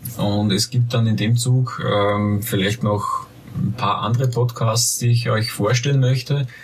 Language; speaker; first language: German; native; German